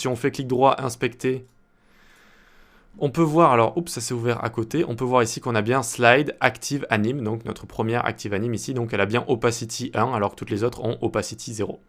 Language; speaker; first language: French; native; French